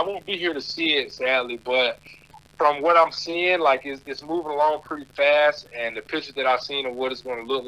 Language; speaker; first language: English; native; English